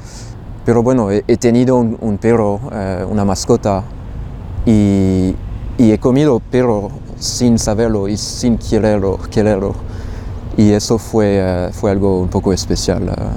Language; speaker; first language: Spanish; non-native, fluent; French